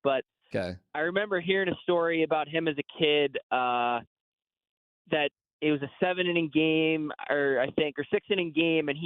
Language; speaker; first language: English; native; English